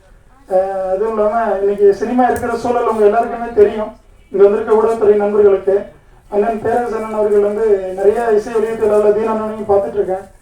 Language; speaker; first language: Tamil; native; Tamil